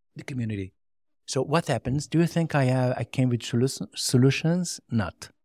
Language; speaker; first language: English; non-native, learner; Yiddish